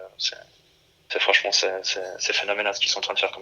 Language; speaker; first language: French; early bilingual, other home language; Portuguese